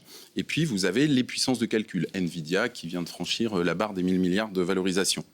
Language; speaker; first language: French; native; French